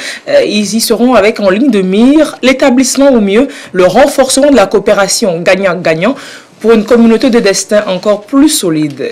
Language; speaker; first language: French; native; French